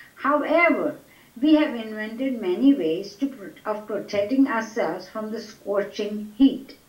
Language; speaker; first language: English; non-native, local second language; Gujarati